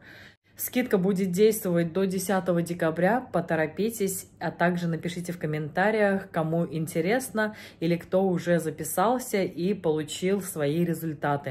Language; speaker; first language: Russian; native; Russian